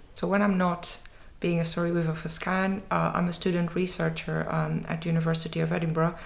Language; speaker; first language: English; non-native, fluent; Portuguese